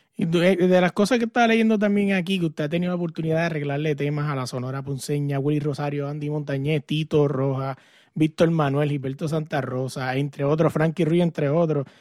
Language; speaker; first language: Spanish; native; Spanish